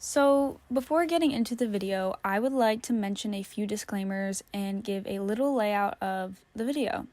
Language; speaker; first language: English; native; English